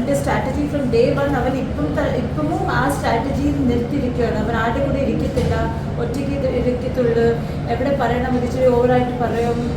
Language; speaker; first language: Malayalam; early bilingual, heritage; Malayalam